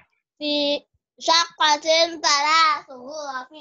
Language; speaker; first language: Arabic; non-native, learner; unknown